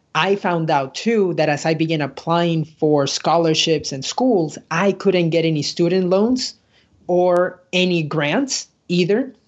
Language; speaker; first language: English; early bilingual, other home language; Spanish